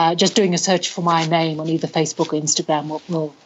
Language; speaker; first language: English; native; English